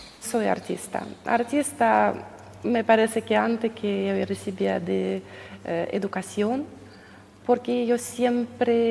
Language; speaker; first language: Spanish; non-native, learner; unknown